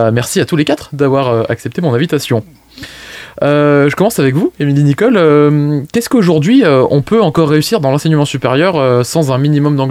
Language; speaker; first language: French; native; French